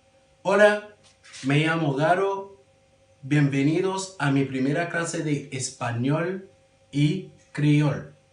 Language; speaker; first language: Spanish; non-native, learner; Haitian Creole